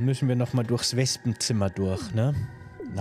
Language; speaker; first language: German; native; German